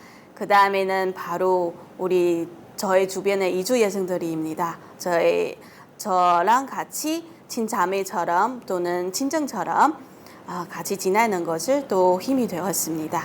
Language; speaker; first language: Korean; non-native, learner; Chinese